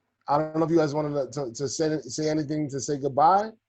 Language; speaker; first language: English; native; English